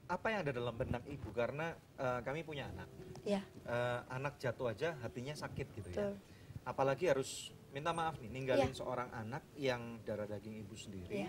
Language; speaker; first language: Indonesian; native; Indonesian